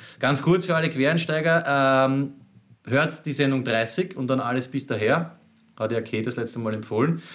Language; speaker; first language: German; native; German